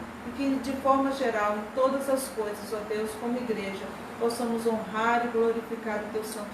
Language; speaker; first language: Portuguese; native; Portuguese